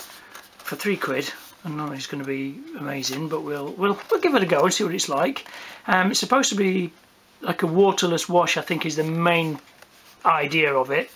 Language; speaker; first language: English; native; English